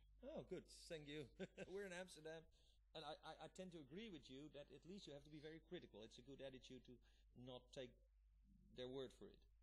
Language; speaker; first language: English; non-native, fluent; Dutch